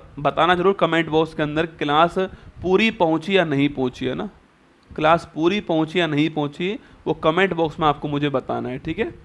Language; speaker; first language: Hindi; native; Hindi